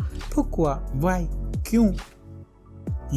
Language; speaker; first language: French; non-native, learner; Hindi